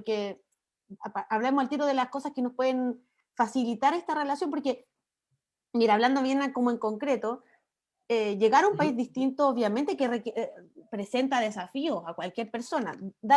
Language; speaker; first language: Spanish; native; Spanish